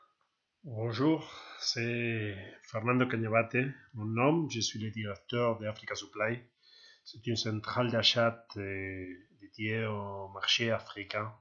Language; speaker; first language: French; non-native, learner; Spanish